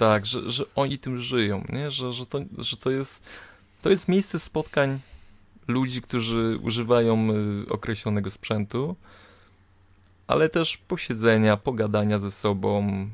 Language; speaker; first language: Polish; native; Polish